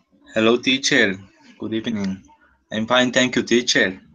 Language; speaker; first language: English; non-native, learner; Spanish